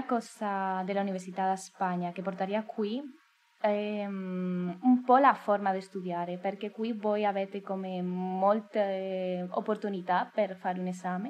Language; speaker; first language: Italian; non-native, learner; Spanish